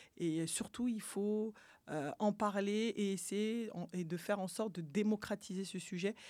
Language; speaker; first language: French; early bilingual, other home language; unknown